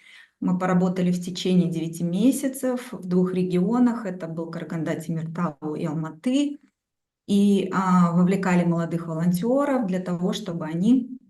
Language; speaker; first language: Russian; native; Russian